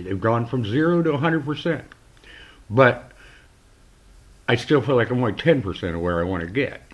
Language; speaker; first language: English; native; English